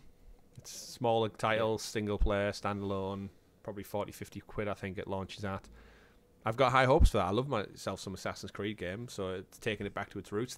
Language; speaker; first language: English; native; English